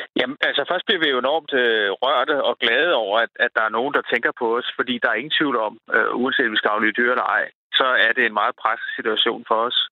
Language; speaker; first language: Danish; native; Danish